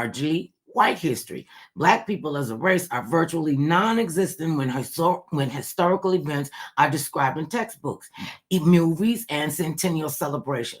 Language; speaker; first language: English; native; English